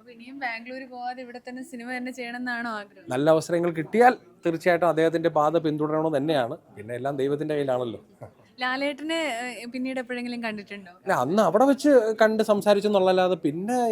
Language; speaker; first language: Malayalam; native; Malayalam